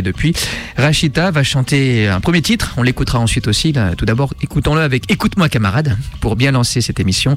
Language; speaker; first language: French; native; French